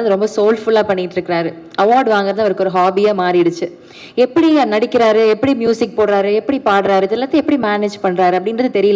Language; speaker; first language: Tamil; native; Tamil